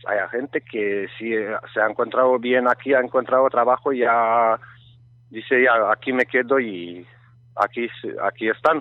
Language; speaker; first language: Spanish; non-native, learner; Romanian